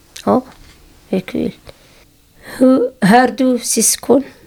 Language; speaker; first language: Swedish; non-native, learner; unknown